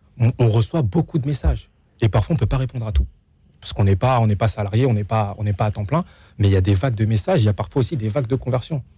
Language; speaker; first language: French; native; French